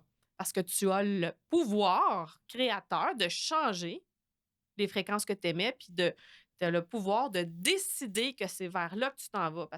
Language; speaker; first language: French; native; French